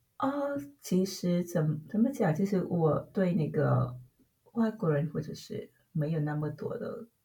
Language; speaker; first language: Chinese; non-native, fluent; Vietnamese